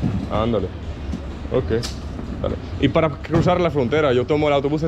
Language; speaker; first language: Spanish; non-native, fluent; English